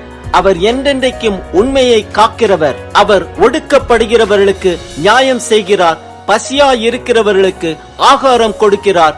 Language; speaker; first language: Tamil; native; Tamil